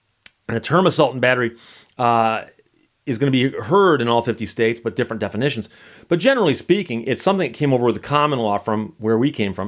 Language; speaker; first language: English; native; English